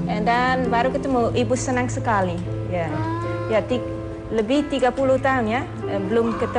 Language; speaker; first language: Indonesian; non-native, learner; Dutch